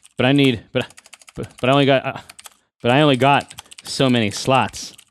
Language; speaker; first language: English; native; English